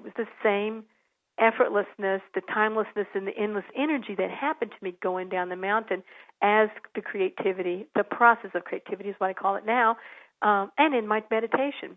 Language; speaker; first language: English; native; English